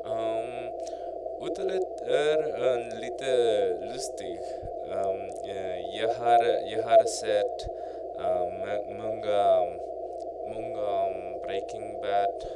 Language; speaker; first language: Swedish; non-native, learner; Spanish